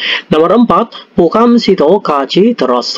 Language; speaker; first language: Korean; non-native, learner; Indonesian